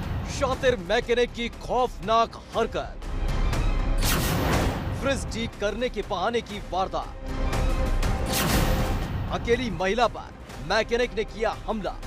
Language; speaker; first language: Hindi; native; Hindi